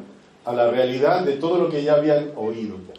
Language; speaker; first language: Spanish; native; Spanish